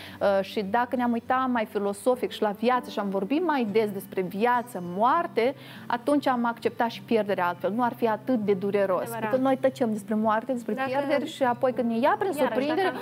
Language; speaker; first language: Romanian; native; Romanian